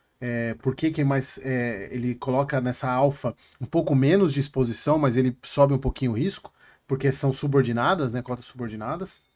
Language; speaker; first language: Portuguese; native; Portuguese